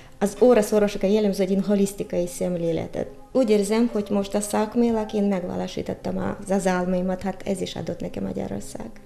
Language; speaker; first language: Hungarian; non-native, fluent; Russian